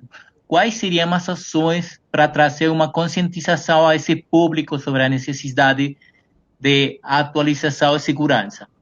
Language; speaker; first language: Portuguese; non-native, fluent; Spanish